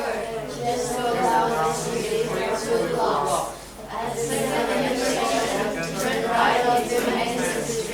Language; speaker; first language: English; non-native, learner; Indonesian